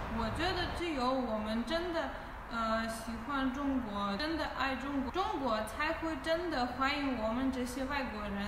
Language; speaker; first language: Chinese; non-native, fluent; Russian